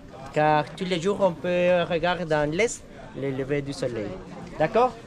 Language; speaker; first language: French; non-native, learner; Spanish